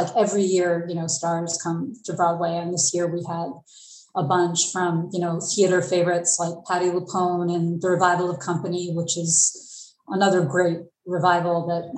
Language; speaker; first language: English; native; English